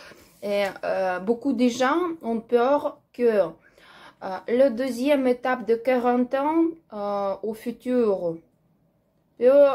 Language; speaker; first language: French; non-native, learner; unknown